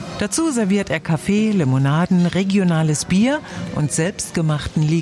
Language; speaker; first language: German; native; German